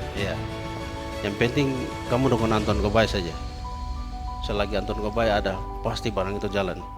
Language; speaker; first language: Indonesian; non-native, local second language; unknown